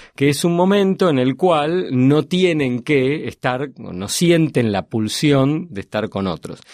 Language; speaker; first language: Spanish; native; Spanish